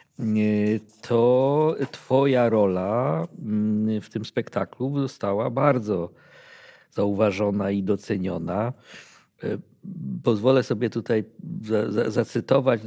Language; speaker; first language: Polish; native; Polish